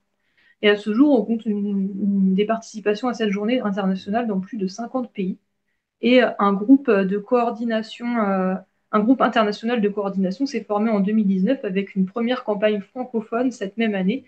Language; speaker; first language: French; native; French